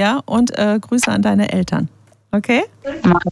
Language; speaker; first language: German; native; German